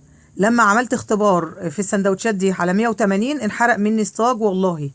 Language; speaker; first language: Arabic; native; Arabic